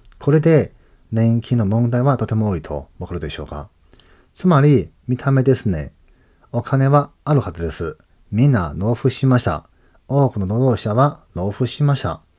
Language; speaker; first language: Japanese; non-native, fluent; Chinese